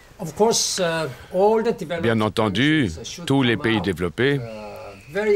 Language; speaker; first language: French; non-native, learner; Korean